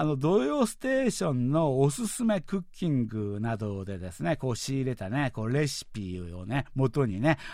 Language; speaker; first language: Japanese; non-native, fluent; Korean